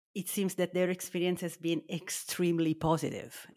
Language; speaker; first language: English; non-native, fluent; Italian